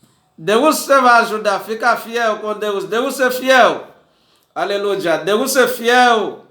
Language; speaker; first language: Portuguese; non-native, learner; Haitian Creole